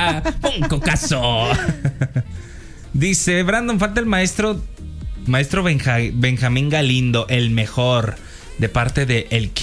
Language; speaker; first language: Spanish; native; Spanish